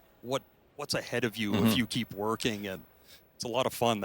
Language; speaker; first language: English; native; English